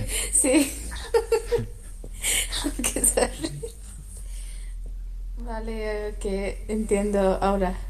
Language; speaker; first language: Spanish; non-native, learner; Hindi